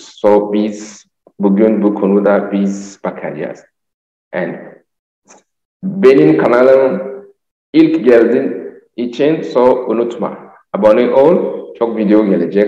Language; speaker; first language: Turkish; non-native, learner; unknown